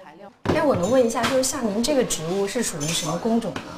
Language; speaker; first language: Chinese; native; Chinese